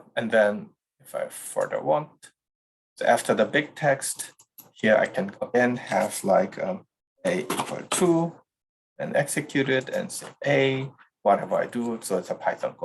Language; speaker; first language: English; non-native, fluent; Korean